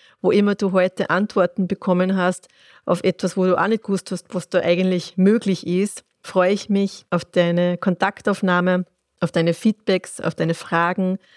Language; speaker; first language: German; native; German